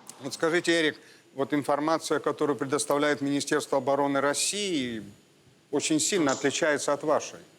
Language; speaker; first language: Russian; non-native, learner; English